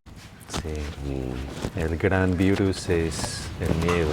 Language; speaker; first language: Spanish; non-native, fluent; English